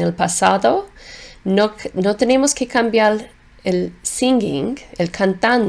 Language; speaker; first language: Spanish; non-native, fluent; English